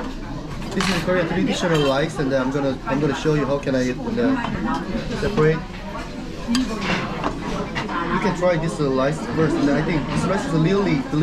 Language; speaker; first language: English; non-native, learner; Korean